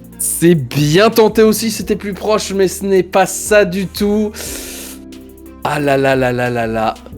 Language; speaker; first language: French; native; French